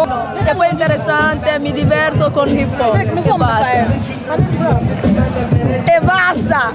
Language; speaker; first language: Italian; non-native, learner; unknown